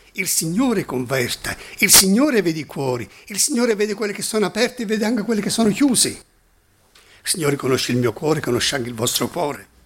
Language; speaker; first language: Italian; non-native, fluent; German